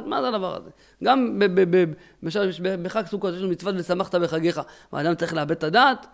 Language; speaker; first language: Hebrew; native; Hebrew